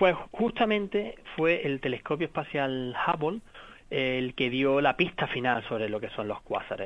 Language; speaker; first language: Spanish; native; Spanish